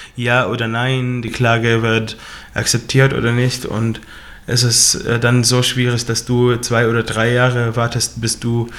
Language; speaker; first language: German; non-native, fluent; Arabic